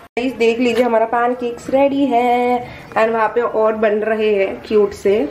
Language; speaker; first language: Hindi; non-native, local second language; Marathi